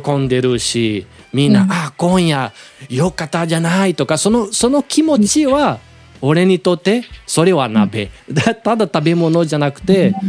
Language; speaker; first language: Japanese; non-native, learner; Portuguese